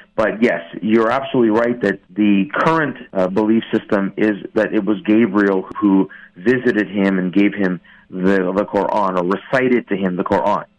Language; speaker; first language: English; non-native, fluent; Persian